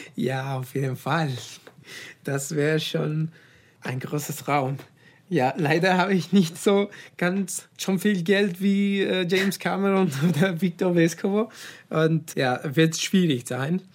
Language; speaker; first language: German; non-native, fluent; Italian